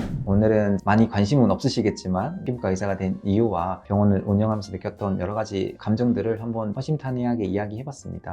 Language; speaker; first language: Korean; native; Korean